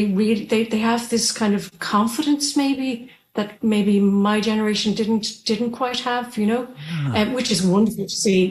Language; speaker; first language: English; native; English